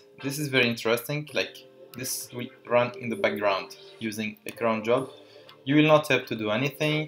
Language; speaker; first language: English; non-native, fluent; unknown